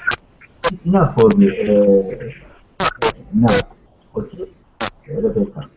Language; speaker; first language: English; non-native, learner; Turkish